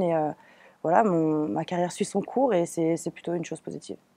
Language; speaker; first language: French; native; French